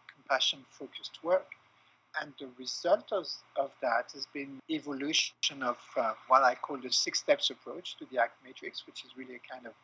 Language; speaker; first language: English; non-native, fluent; French